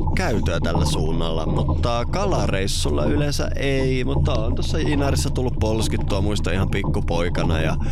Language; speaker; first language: Finnish; native; Finnish